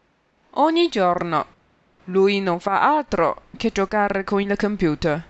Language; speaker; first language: Italian; non-native, fluent; Chinese